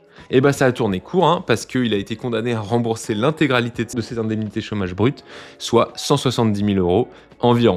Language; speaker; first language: French; native; French